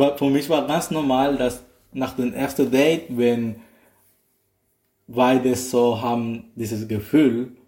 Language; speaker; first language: German; non-native, learner; Spanish